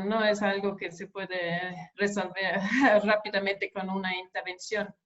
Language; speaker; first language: Spanish; non-native, fluent; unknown